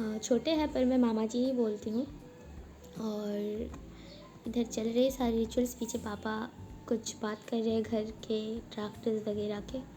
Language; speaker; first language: Hindi; non-native, local second language; Bangla